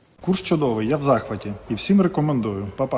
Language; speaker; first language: Ukrainian; native; Ukrainian